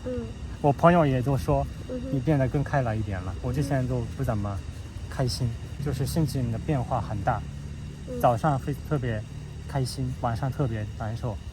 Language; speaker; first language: Chinese; non-native, fluent; Japanese